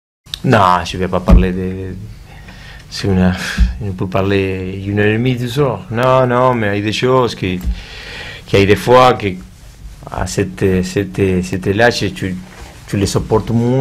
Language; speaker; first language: French; non-native, learner; Spanish